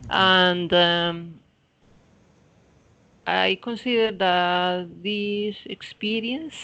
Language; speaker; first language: English; non-native, fluent; Spanish